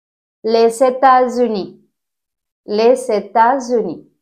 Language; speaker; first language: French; non-native, fluent; Tamil